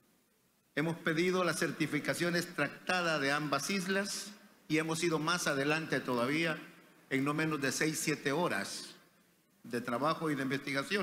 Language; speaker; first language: Spanish; native; Spanish